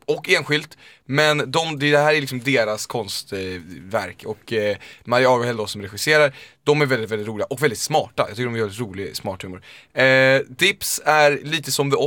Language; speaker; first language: Swedish; native; Swedish